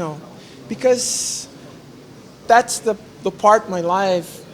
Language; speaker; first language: English; non-native, learner; Portuguese